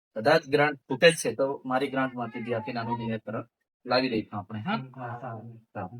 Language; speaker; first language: Gujarati; non-native, local second language; Vasavi